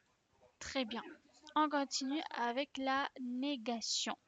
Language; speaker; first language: French; non-native, fluent; Spanish